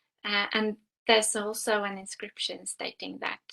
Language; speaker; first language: English; non-native, fluent; Norwegian